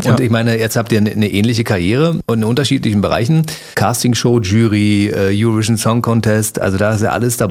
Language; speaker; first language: German; native; German